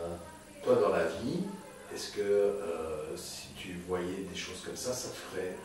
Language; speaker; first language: French; native; French